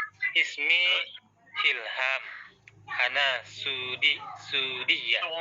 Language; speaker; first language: Arabic; non-native, learner; Indonesian